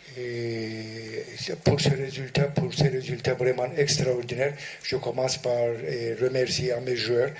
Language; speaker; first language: French; non-native, fluent; Turkish